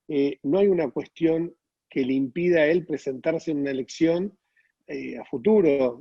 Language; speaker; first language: Spanish; native; Spanish